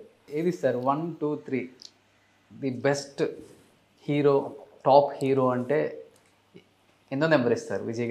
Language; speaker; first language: Telugu; native; Telugu